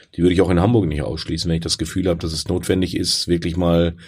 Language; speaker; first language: German; native; German